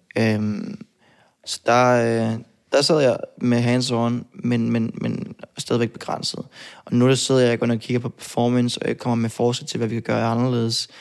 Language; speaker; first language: Danish; native; Danish